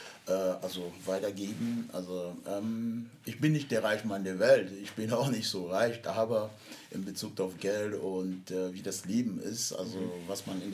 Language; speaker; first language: German; non-native, fluent; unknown